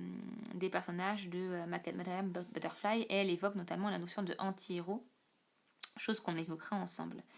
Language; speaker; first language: French; native; French